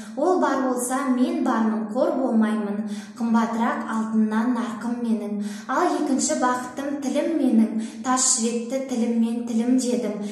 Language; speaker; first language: Kazakh; non-native, local second language; Russian